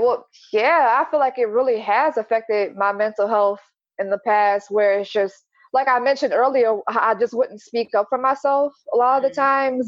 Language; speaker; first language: English; native; English